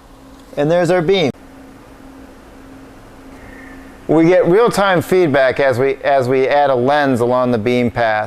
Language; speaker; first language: English; native; English